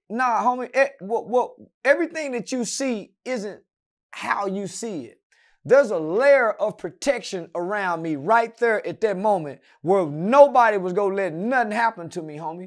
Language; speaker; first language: English; native; English